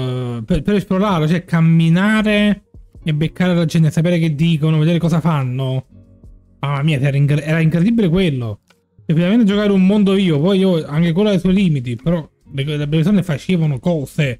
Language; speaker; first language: Italian; native; Italian